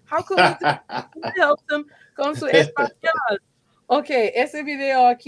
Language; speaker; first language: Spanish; non-native, fluent; English